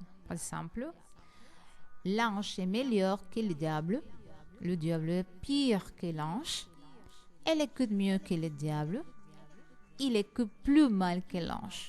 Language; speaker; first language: French; non-native, learner; Spanish